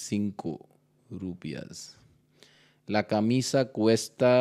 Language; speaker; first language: Spanish; non-native, learner; Hindi